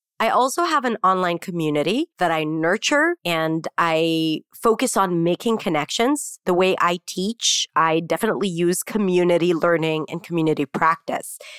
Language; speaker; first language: English; non-native, fluent; Hebrew